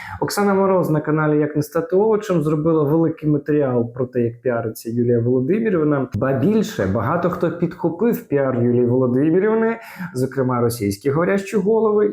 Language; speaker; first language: Ukrainian; native; Ukrainian